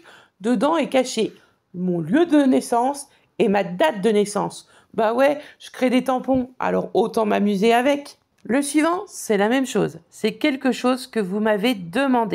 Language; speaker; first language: French; native; French